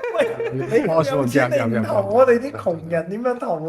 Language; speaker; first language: Cantonese; native; Cantonese